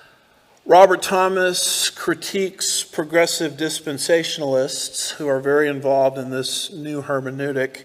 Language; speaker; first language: English; native; English